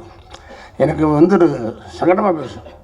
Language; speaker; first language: Tamil; native; Tamil